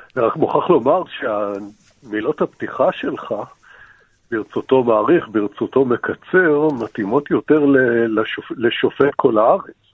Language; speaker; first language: Hebrew; native; Hebrew